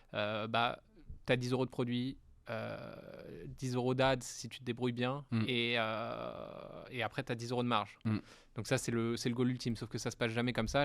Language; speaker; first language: French; native; French